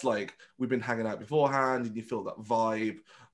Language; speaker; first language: English; non-native, local second language; Vietnamese